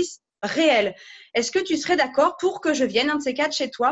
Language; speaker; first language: French; native; French